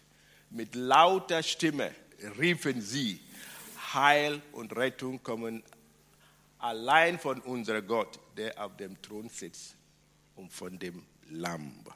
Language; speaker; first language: German; non-native, fluent; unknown